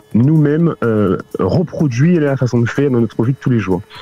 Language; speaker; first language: French; native; French